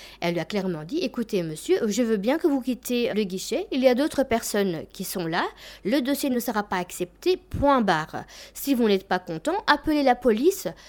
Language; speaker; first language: French; early bilingual, other home language; Albanian